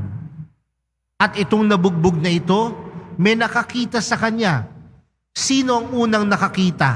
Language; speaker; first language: Filipino; native; Filipino